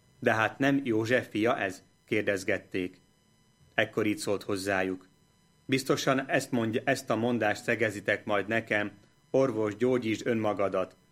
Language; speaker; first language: Hungarian; native; Hungarian